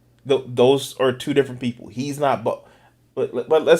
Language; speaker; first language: English; native; English